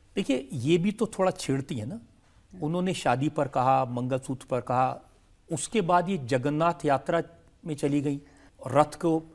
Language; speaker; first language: Hindi; native; Hindi